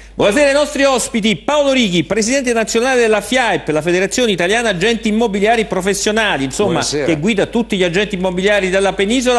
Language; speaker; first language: Italian; native; Italian